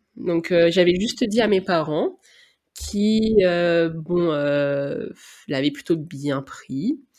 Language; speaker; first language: French; native; French